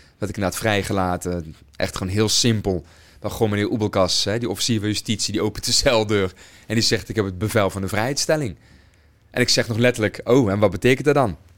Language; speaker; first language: Dutch; native; Dutch